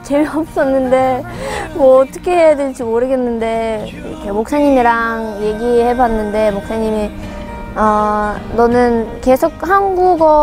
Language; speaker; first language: Korean; non-native, fluent; Russian